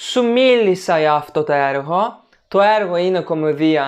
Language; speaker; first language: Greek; non-native, fluent; Turkish